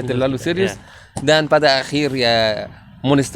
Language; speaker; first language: Indonesian; non-native, learner; Arabic